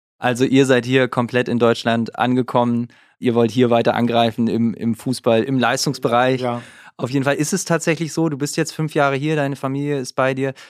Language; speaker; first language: German; native; German